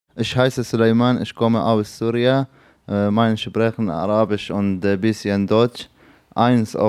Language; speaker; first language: German; non-native, learner; Arabic